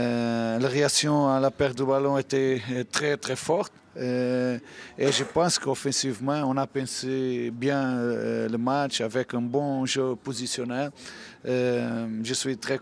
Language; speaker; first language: French; non-native, learner; Portuguese